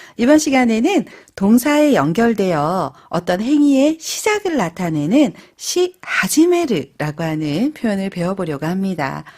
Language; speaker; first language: Korean; native; Korean